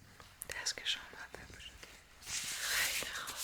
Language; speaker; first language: Persian; native; Persian